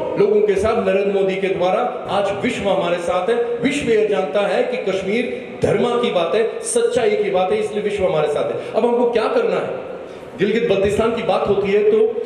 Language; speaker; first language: Urdu; non-native, local second language; Kashmiri